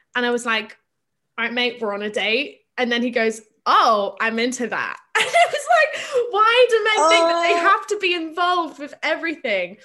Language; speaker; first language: English; native; English